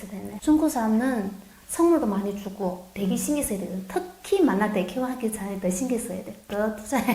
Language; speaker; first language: Korean; non-native, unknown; Chinese